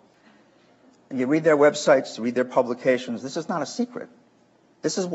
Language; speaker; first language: English; native; English